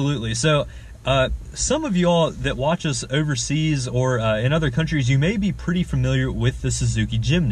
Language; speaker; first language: English; native; English